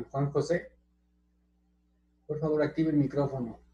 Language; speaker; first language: Spanish; native; Spanish